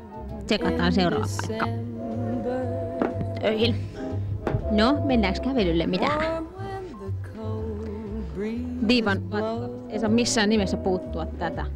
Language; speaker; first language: Finnish; native; Finnish